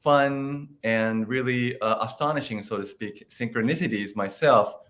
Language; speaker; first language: English; non-native, fluent; Japanese